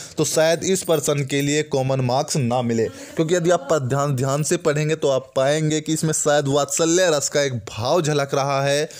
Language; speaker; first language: Hindi; native; Hindi